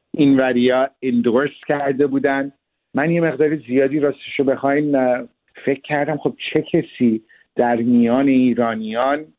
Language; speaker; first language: Persian; early bilingual, heritage; Persian